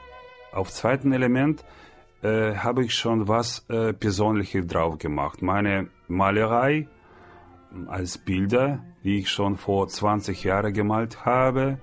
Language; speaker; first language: German; non-native, learner; Russian